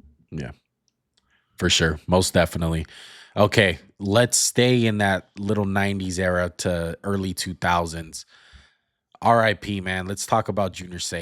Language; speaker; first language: English; native; English